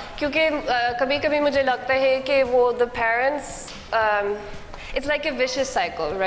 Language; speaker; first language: Hindi; non-native, learner; English